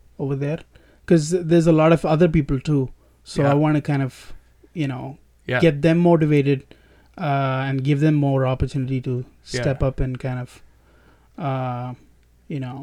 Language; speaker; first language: English; non-native, local second language; Tamil